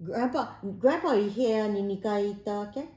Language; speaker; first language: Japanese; early bilingual, heritage; Japanese